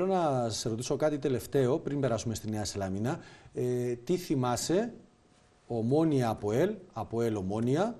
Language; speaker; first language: Greek; native; Greek